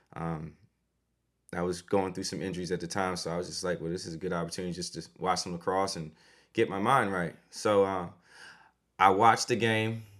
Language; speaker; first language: English; native; English